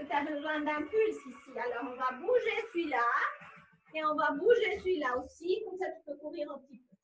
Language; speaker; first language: French; native; French